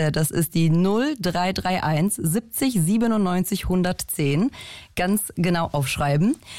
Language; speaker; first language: German; early bilingual, other home language; Polish